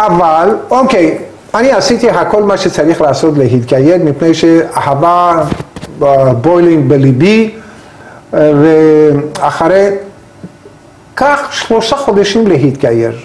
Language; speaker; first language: Hebrew; non-native, learner; Persian